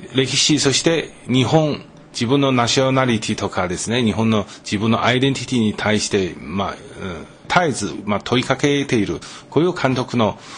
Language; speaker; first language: Japanese; non-native, fluent; Chinese